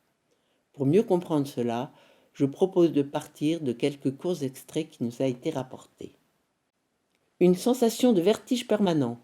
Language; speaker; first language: French; native; French